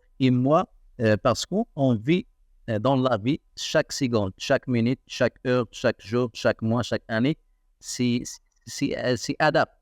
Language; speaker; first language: French; non-native, learner; Arabic